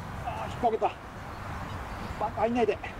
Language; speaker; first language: Japanese; native; Japanese